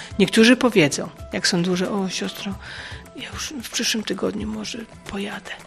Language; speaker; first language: Polish; native; Polish